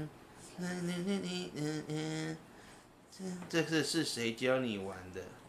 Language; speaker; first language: Chinese; native; Chinese